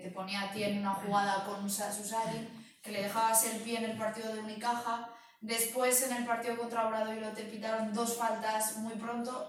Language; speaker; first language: Spanish; native; Spanish